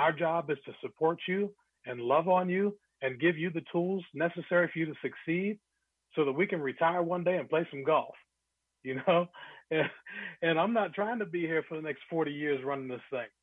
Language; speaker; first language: English; native; English